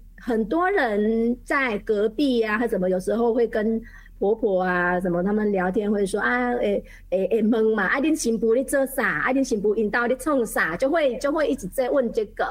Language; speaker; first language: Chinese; non-native, fluent; Vietnamese